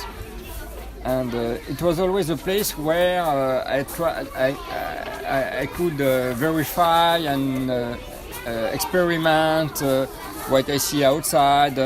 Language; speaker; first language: English; non-native, fluent; French